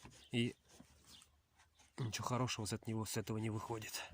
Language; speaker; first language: Russian; native; Russian